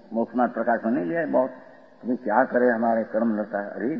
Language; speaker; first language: Hindi; non-native, local second language; Gujarati